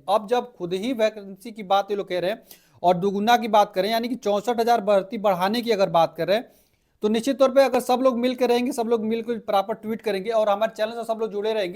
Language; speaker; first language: Hindi; native; Hindi